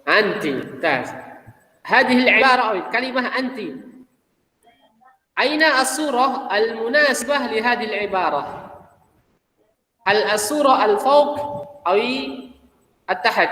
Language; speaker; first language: Arabic; non-native, fluent; Indonesian